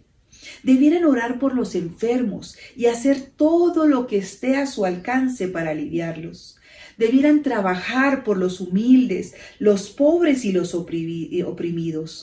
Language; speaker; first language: Spanish; native; Spanish